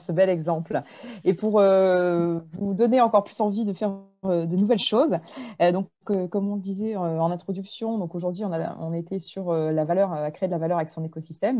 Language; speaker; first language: French; native; French